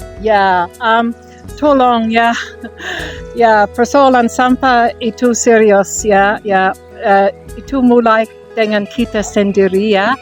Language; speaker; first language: Indonesian; non-native, learner; English